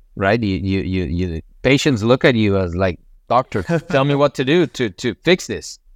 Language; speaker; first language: English; non-native, fluent; Spanish